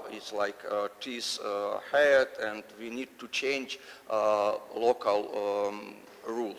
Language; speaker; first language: English; non-native, learner; Russian